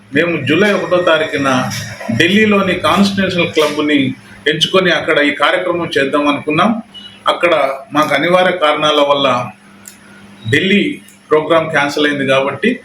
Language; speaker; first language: Telugu; non-native, local second language; Lambadi